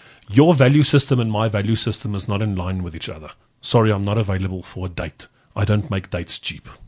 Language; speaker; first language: English; non-native, local second language; Afrikaans